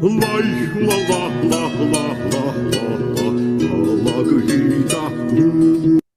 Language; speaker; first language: Ukrainian; native; Ukrainian